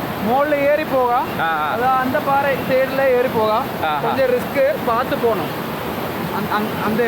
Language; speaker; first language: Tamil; non-native, local second language; Malayalam